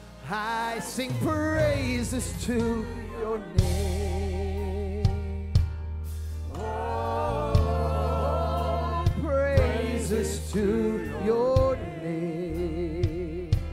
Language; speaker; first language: English; early bilingual, other home language; Spanish